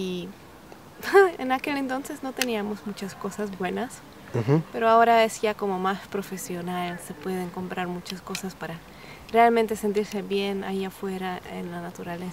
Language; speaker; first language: Spanish; non-native, fluent; Czech